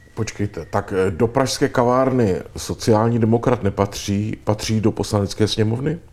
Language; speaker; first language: Czech; native; Czech